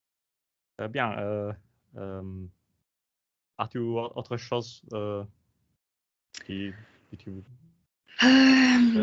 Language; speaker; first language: French; non-native, learner; Italian